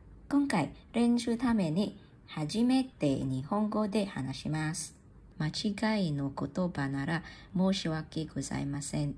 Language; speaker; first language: Japanese; non-native, learner; English